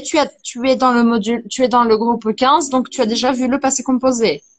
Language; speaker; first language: French; non-native, fluent; Portuguese